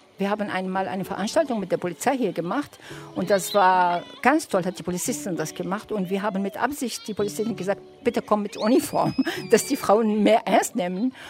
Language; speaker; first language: German; non-native, fluent; Arabic